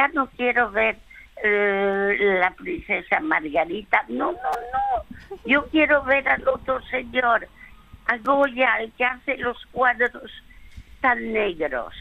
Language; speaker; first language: Spanish; early bilingual, other home language; French